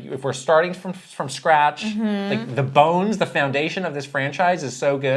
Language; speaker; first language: English; native; English